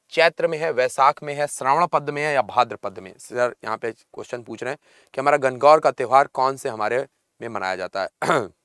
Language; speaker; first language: Hindi; native; Hindi